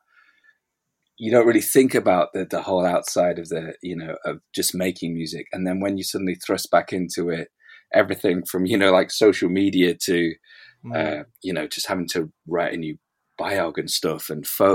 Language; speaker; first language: English; native; English